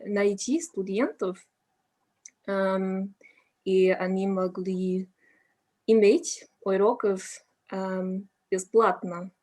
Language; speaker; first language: Russian; non-native, learner; English